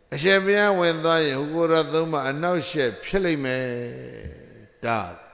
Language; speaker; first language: Burmese; native; Burmese